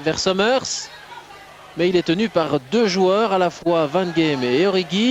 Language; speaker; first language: French; native; French